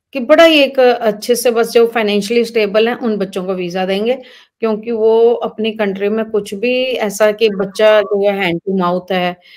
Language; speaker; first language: Hindi; native; Hindi